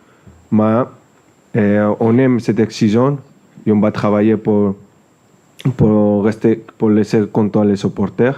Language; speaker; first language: French; non-native, fluent; Spanish